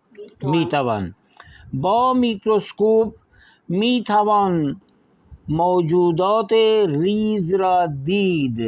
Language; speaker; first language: Persian; non-native, fluent; Urdu